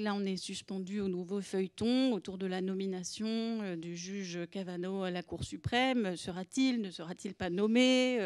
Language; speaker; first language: French; native; French